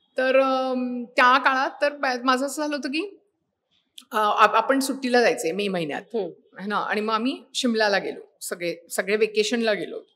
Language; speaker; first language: Marathi; native; Marathi